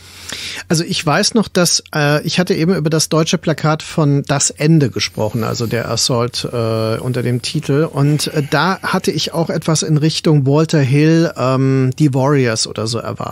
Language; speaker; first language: German; native; German